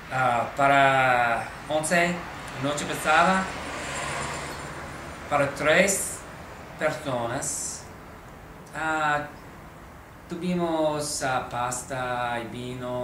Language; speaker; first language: Spanish; non-native, learner; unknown